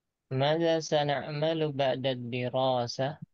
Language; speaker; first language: Arabic; non-native, learner; Indonesian